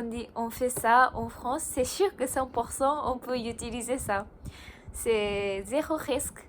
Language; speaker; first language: French; non-native, learner; Japanese